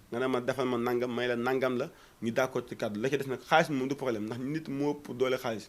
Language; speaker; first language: Wolof; non-native, local second language; Fula